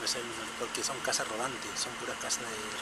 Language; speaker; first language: Spanish; native; Spanish